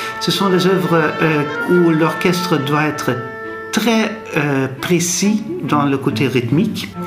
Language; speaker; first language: French; non-native, fluent; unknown